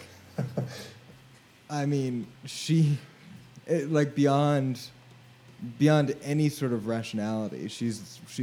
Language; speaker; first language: English; native; English